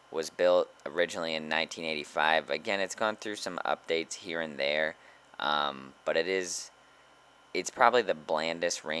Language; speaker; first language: English; native; English